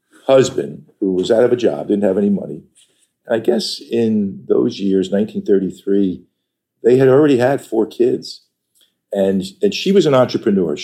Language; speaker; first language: English; native; English